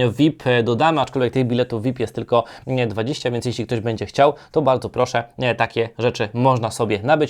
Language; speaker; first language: Polish; native; Polish